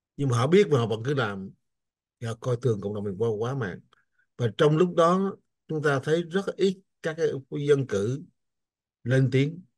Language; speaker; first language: Vietnamese; native; Vietnamese